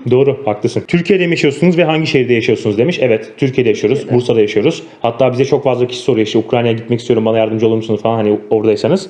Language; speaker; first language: Turkish; native; Turkish